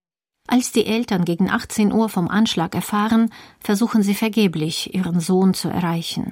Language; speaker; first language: German; native; German